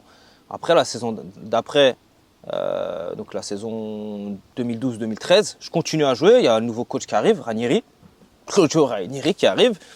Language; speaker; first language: French; native; French